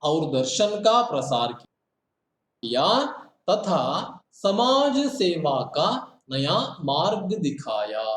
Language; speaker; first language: Hindi; non-native, local second language; Kannada